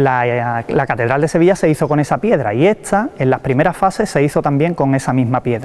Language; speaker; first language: Spanish; native; Spanish